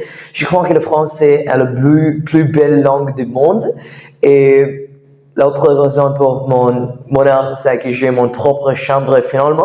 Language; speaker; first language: French; non-native, learner; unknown